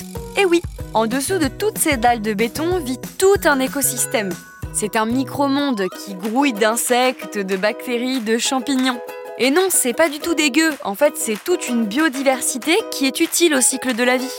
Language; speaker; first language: French; native; French